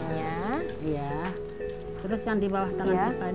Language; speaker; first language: Indonesian; non-native, local second language; Minangkabau